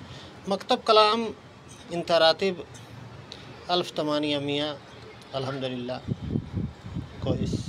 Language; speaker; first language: Arabic; non-native, learner; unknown